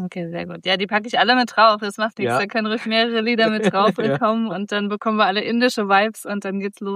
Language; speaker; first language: German; native; German